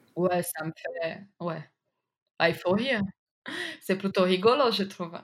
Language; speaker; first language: French; non-native, fluent; Portuguese